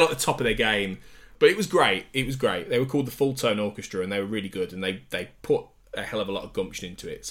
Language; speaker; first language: English; native; English